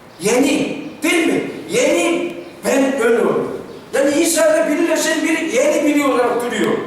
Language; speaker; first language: Turkish; non-native, fluent; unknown